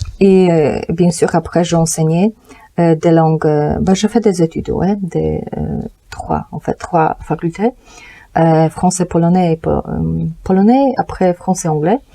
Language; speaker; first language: French; non-native, fluent; Polish